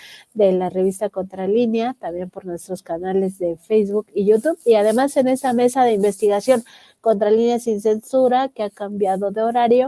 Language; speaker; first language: Spanish; native; Spanish